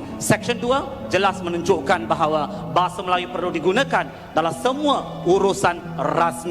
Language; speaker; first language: Malay; native; Malay